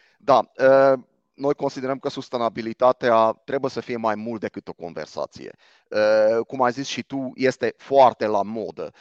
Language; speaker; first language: Romanian; non-native, local second language; Hungarian